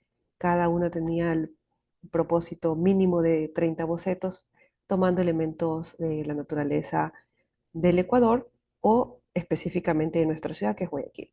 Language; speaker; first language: Spanish; native; Spanish